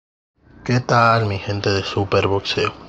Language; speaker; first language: Spanish; native; Spanish